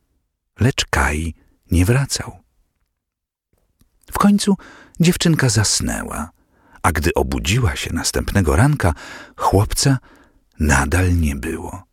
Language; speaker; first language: Polish; native; Polish